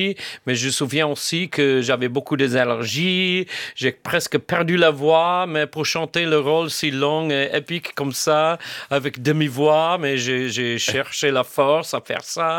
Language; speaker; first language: French; non-native, fluent; English